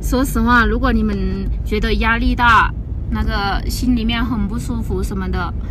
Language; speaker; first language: Chinese; non-native, fluent; Lao